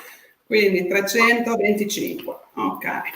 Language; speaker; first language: Italian; native; Italian